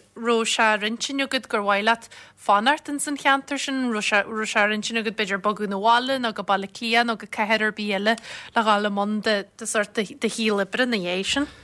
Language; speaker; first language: Irish; native; Irish